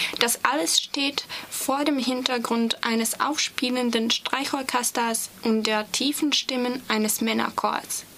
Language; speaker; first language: German; non-native, fluent; Serbian